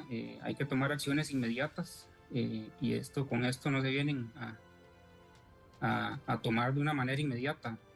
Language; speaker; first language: Spanish; native; Spanish